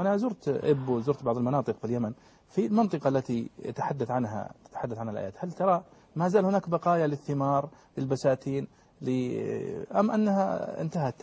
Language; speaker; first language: Arabic; native; Arabic